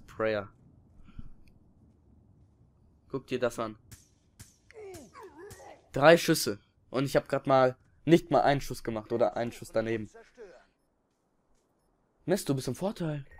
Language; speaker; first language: German; native; German